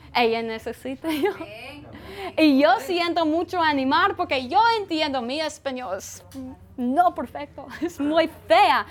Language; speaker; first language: Spanish; non-native, learner; English